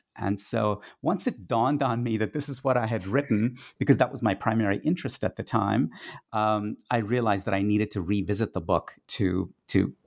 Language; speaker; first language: English; non-native, local second language; Tamil